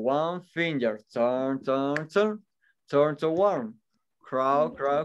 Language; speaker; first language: English; non-native, fluent; Spanish